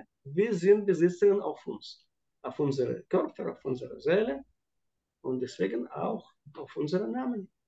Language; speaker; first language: German; non-native, fluent; Russian